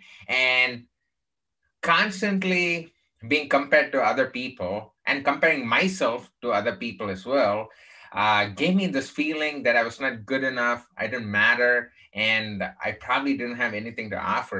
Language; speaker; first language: English; non-native, local second language; Tamil